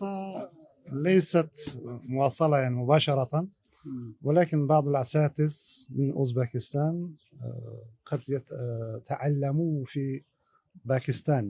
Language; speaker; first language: Arabic; non-native, fluent; Uzbek